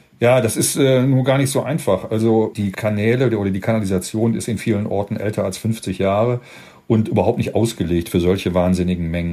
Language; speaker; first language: German; native; German